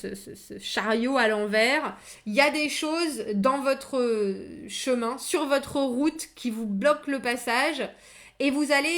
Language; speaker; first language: French; native; French